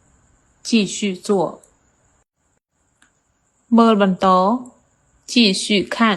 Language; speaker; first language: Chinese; non-native, fluent; Khmer